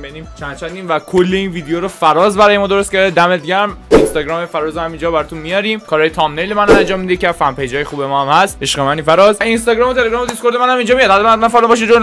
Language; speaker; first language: Persian; native; Persian